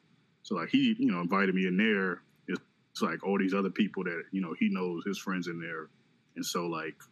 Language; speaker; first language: English; native; English